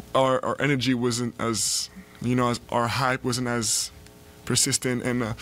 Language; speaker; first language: English; non-native, fluent; French